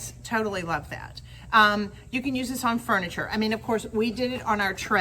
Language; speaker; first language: English; native; English